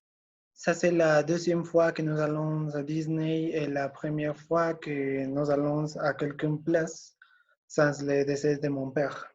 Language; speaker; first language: French; non-native, learner; Spanish